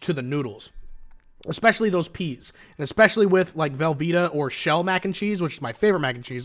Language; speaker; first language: English; native; English